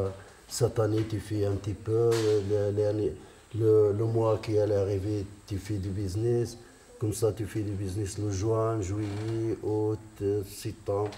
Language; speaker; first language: French; non-native, learner; Riffian